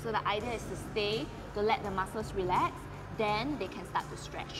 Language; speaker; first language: English; non-native, local second language; Chinese